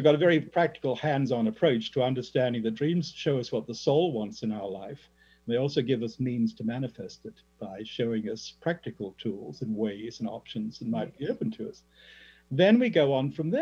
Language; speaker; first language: English; native; English